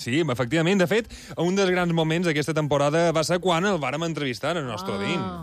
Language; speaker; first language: Catalan; native; Catalan